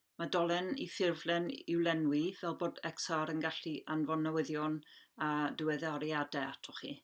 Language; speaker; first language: Welsh; non-native, local second language; English